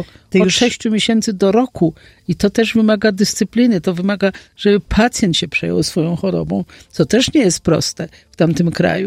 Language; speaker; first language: Polish; native; Polish